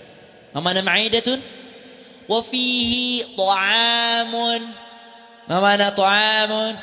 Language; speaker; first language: Arabic; non-native, fluent; Indonesian